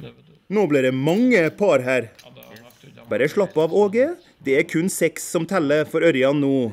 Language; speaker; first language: Norwegian; native; Norwegian